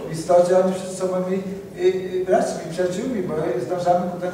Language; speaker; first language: Polish; native; Polish